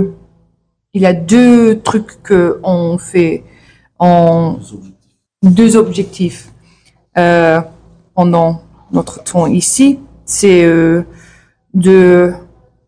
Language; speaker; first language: French; non-native, learner; English